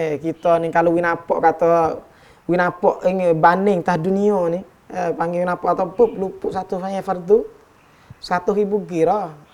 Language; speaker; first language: Malay; native; Malay